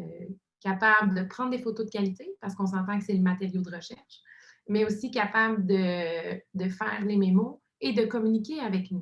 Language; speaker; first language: French; native; French